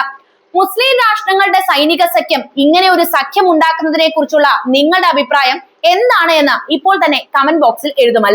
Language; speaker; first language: Malayalam; native; Malayalam